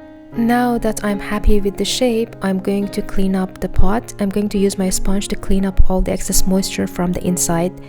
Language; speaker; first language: English; non-native, fluent; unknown